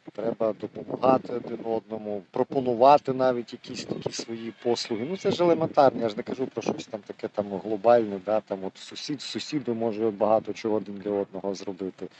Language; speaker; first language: Ukrainian; non-native, local second language; Russian